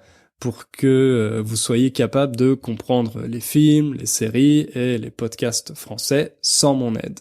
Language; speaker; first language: French; native; French